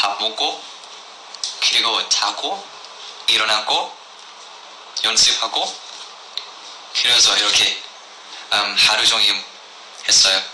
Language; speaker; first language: Korean; non-native, learner; Thai